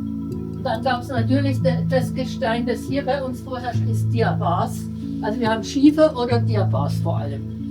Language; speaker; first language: German; native; German